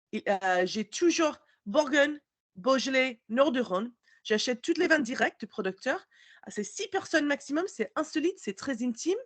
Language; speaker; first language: French; non-native, learner; English